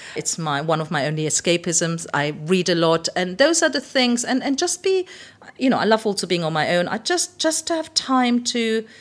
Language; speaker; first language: English; early bilingual, other home language; German